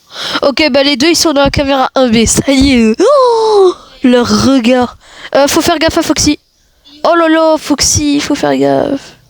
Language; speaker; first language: French; native; French